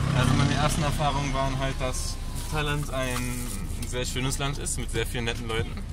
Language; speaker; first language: German; native; German